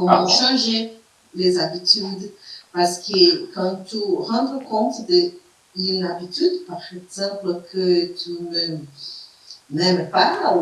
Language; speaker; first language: French; non-native, fluent; Portuguese